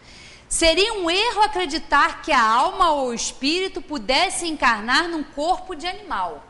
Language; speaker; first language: Portuguese; native; Portuguese